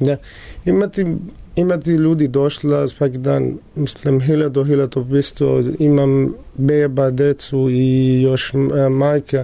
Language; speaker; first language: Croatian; non-native, learner; Arabic